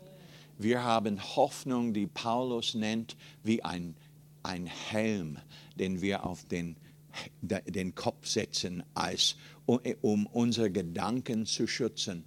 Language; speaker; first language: German; non-native, fluent; English